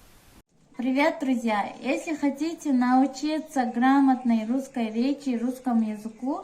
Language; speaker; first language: Russian; non-native, local second language; Kyrgyz